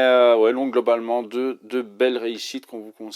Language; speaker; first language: French; native; French